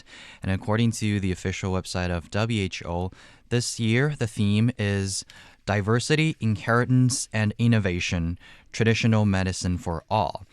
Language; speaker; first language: English; non-native, fluent; Chinese